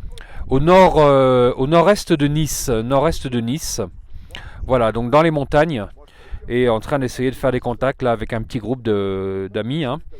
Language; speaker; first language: French; native; French